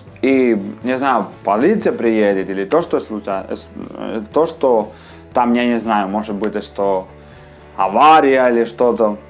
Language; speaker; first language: Russian; non-native, fluent; Spanish